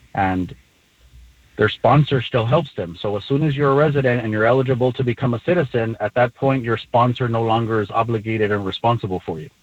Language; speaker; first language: English; early bilingual, other home language; Spanish